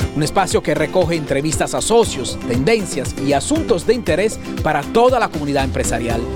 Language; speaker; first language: Spanish; native; Spanish